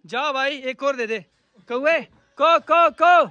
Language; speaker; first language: Hindi; native; Hindi